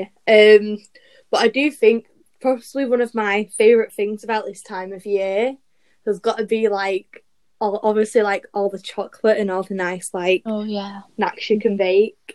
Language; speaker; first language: English; native; English